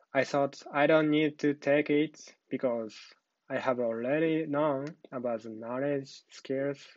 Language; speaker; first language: English; non-native, learner; Japanese